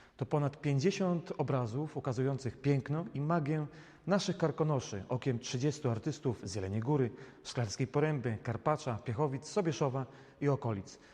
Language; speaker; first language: Polish; native; Polish